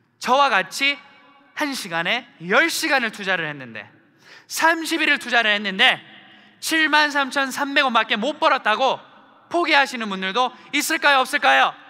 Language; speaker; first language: Korean; early bilingual, heritage; Korean